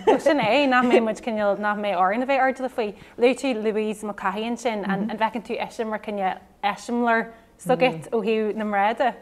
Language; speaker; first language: Irish; non-native, local second language; English